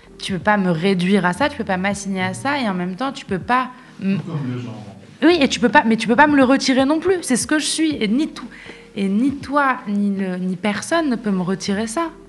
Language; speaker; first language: French; non-native, local second language; Arabic